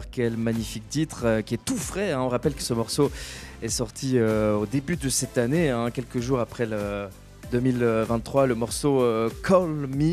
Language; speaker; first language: French; native; French